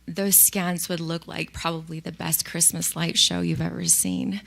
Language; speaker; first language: English; early bilingual, other home language; Spanish